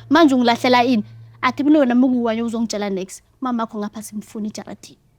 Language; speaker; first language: Zulu; native; Zulu